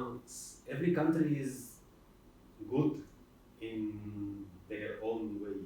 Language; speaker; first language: English; non-native, fluent; Russian